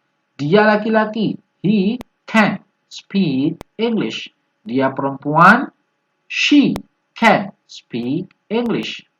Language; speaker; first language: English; non-native, fluent; Indonesian